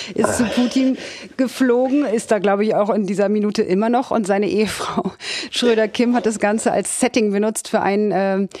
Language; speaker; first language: German; native; German